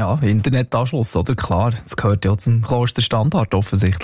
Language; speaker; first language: German; native; German